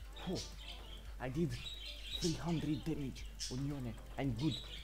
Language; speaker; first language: English; non-native, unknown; Romanian